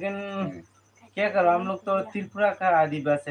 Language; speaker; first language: Hindi; non-native, local second language; Kok Borok